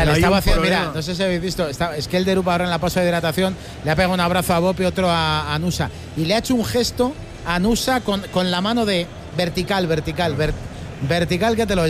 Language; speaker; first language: Spanish; native; Spanish